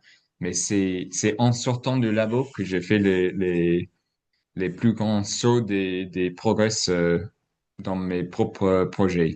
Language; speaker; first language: French; non-native, fluent; English